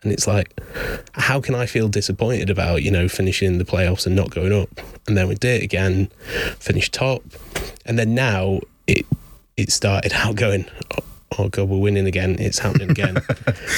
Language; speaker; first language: English; native; English